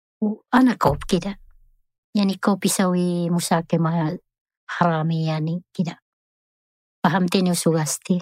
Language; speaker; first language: Arabic; non-native, learner; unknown